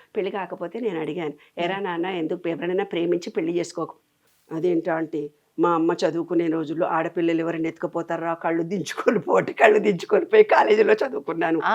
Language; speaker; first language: Telugu; native; Telugu